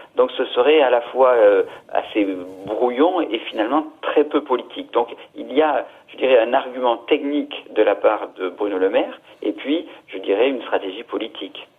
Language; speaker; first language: French; native; French